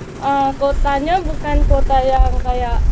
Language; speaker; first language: Indonesian; non-native, learner; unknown